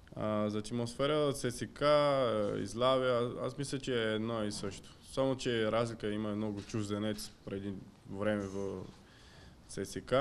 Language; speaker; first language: Bulgarian; non-native, learner; Portuguese